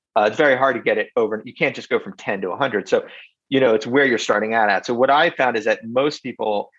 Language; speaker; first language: English; native; English